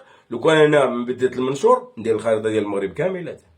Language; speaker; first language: Arabic; native; Arabic